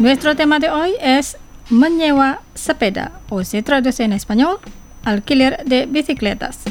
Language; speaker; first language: Spanish; non-native, fluent; Indonesian